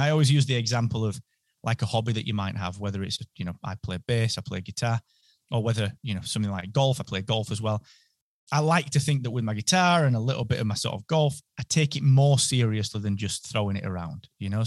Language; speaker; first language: English; native; English